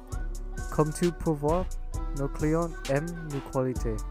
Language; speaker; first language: French; non-native, learner; English